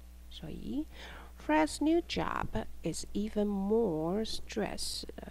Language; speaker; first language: English; non-native, fluent; Chinese